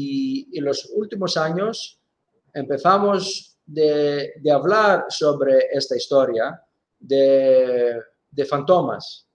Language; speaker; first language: Spanish; non-native, fluent; Greek